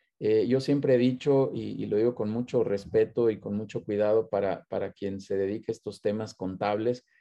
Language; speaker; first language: Spanish; native; Spanish